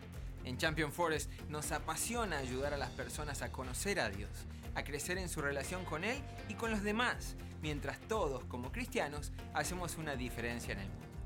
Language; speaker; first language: Spanish; native; Spanish